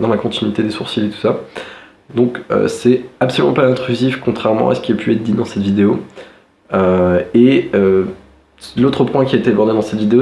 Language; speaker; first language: French; native; French